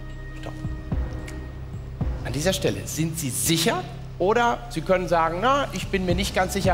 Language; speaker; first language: German; native; German